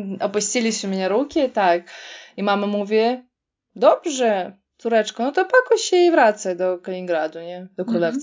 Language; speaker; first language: Polish; non-native, fluent; Russian